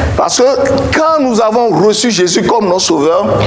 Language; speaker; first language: French; non-native, local second language; Ewe